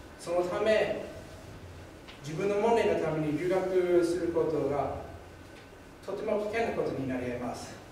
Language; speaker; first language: Japanese; non-native, fluent; English